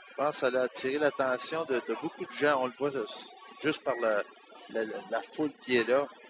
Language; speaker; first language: French; native; French